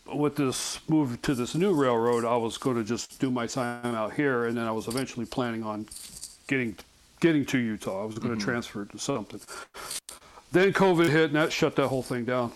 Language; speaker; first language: English; native; English